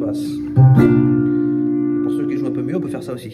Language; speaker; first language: French; native; French